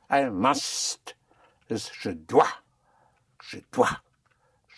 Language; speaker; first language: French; non-native, fluent; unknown